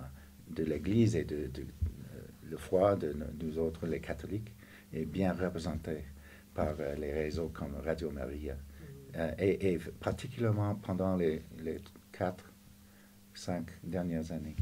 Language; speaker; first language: French; non-native, fluent; English